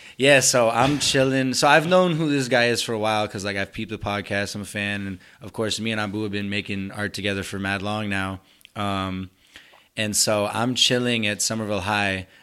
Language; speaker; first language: English; early bilingual, other home language; Spanish